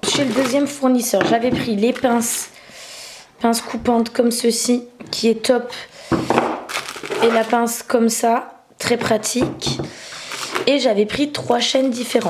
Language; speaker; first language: French; native; French